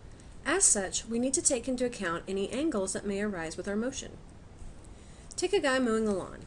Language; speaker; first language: English; native; English